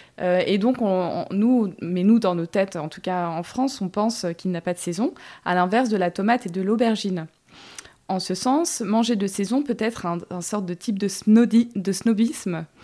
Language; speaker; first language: French; native; French